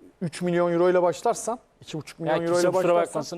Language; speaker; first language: Turkish; native; Turkish